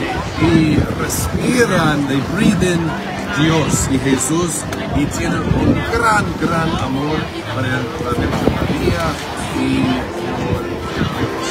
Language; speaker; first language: Spanish; non-native, learner; English